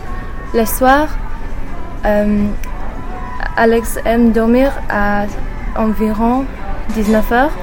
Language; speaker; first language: French; non-native, learner; English